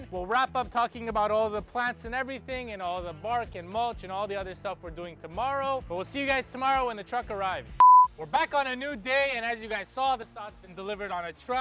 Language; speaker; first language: English; native; English